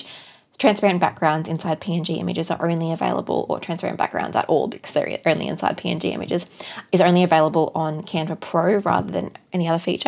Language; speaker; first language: English; native; English